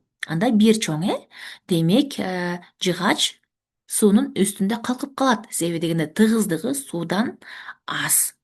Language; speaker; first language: Kyrgyz; native; Kyrgyz